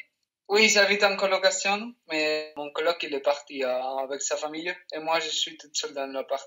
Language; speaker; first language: French; non-native, fluent; Spanish